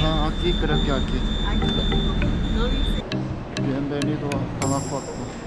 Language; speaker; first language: Spanish; non-native, learner; Korean